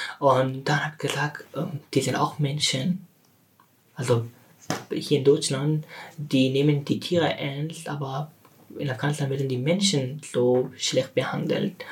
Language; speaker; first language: German; non-native, learner; Persian